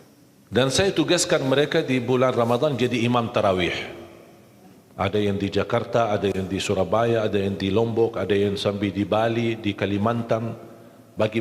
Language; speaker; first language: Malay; non-native, fluent; Arabic